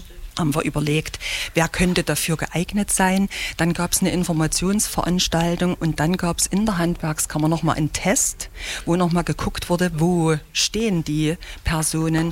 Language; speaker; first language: German; native; German